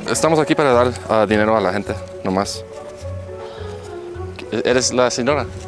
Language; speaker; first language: Spanish; native; Spanish